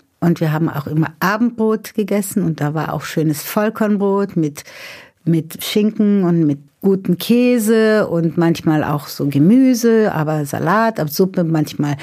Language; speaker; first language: German; native; German